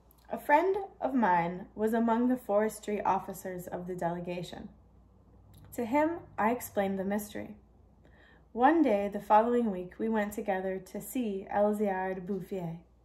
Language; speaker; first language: English; native; English